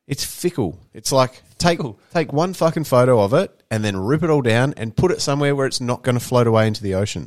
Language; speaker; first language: English; native; English